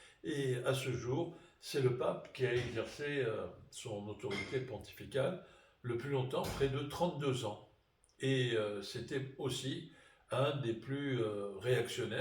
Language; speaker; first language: French; native; French